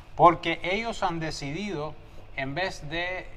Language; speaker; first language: Spanish; early bilingual, heritage; Spanish